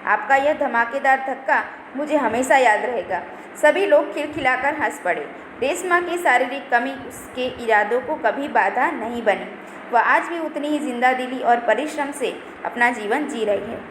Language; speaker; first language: Hindi; non-native, local second language; Gujarati